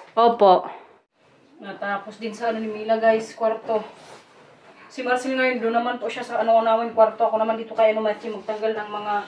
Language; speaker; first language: Filipino; non-native, local second language; Waray